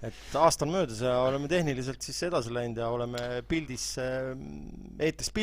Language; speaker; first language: Estonian; native; Estonian